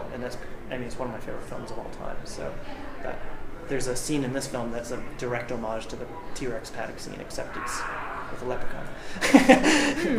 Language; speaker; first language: English; native; English